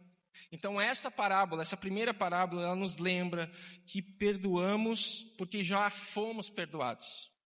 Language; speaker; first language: Portuguese; native; Portuguese